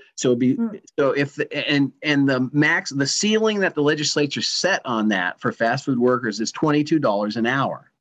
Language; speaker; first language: English; native; English